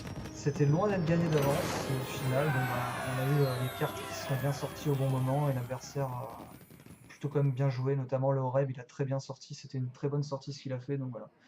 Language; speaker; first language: French; native; French